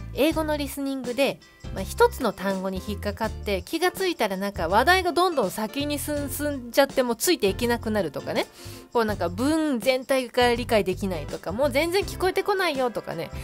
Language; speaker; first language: Japanese; native; Japanese